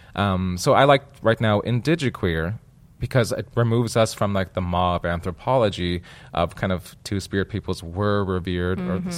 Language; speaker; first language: English; native; English